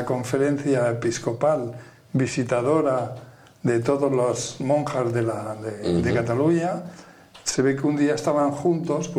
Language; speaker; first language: Spanish; native; Spanish